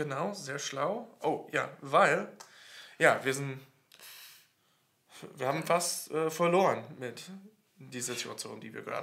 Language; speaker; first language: German; non-native, fluent; English